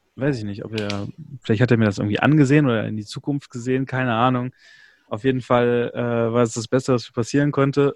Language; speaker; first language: German; native; German